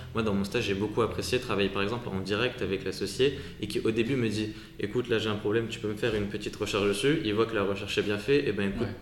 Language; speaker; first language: French; native; French